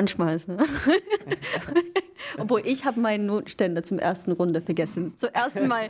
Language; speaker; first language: German; non-native, fluent; English